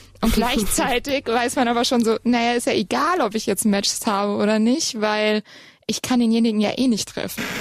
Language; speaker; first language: German; native; German